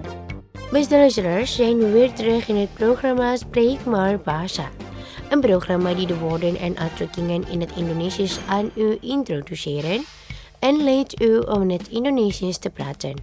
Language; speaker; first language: Dutch; non-native, learner; Indonesian